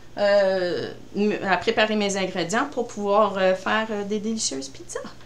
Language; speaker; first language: French; native; French